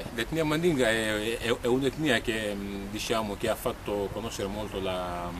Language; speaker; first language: Italian; non-native, fluent; Mandingo